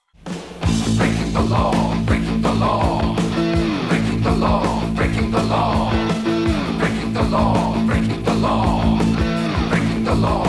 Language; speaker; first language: English; native; English